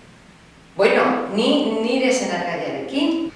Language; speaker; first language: Basque; non-native, learner; Spanish